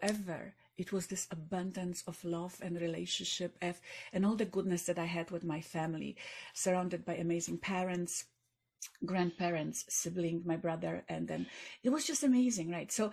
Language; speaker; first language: English; non-native, fluent; Polish